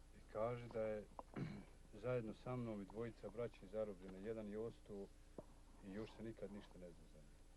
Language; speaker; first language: Bosnian; native; Bosnian